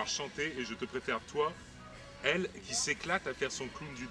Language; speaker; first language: French; native; French